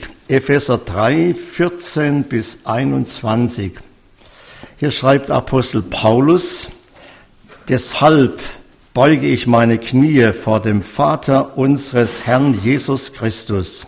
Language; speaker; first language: German; native; German